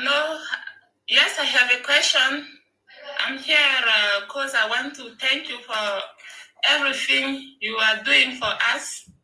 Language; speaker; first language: English; non-native, learner; French